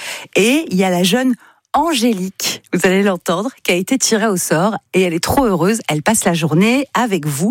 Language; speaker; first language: French; native; French